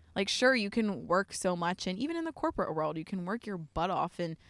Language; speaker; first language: English; native; English